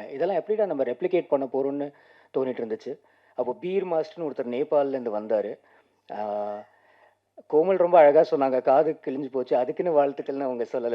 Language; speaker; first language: Tamil; native; Tamil